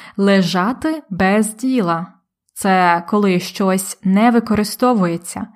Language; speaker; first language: Ukrainian; native; Ukrainian